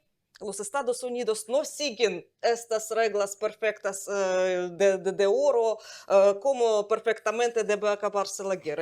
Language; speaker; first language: Spanish; non-native, fluent; Ukrainian